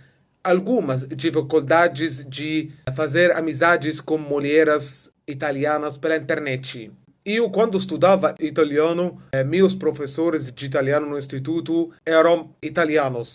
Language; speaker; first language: Portuguese; non-native, fluent; Arabic